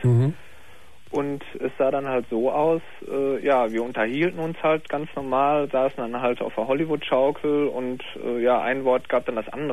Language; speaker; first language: German; native; German